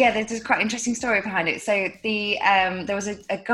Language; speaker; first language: English; native; English